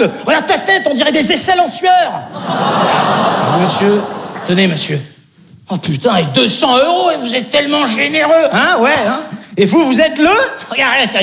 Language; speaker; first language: French; native; French